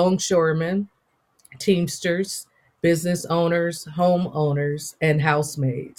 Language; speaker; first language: English; native; English